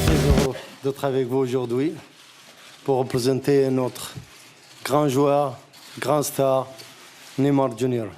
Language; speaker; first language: French; non-native, learner; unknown